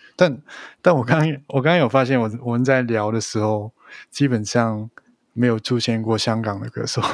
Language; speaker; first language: Chinese; non-native, local second language; Cantonese